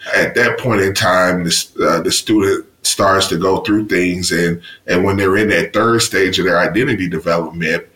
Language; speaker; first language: English; native; English